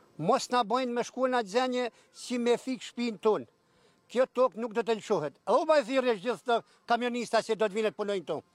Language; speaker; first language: Albanian; native; Albanian